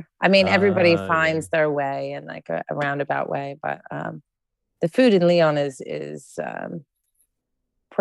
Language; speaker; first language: English; native; English